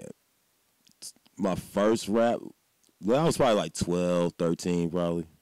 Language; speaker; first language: English; native; English